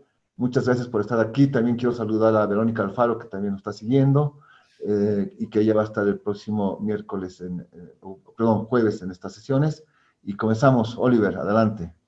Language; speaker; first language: Spanish; native; Spanish